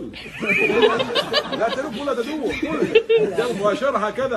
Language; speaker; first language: Arabic; native; Arabic